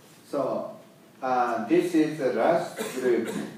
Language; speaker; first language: English; non-native, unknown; Japanese